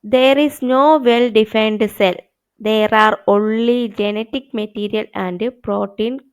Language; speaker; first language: English; non-native, local second language; Malayalam